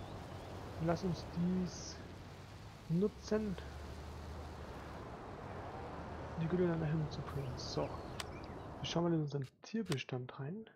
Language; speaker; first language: German; native; German